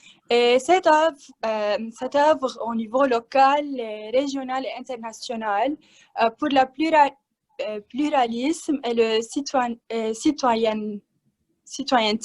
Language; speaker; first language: French; non-native, learner; Arabic